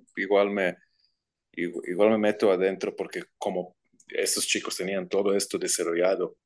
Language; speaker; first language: Spanish; non-native, fluent; Croatian